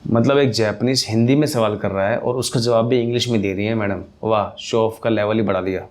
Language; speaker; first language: Hindi; native; Hindi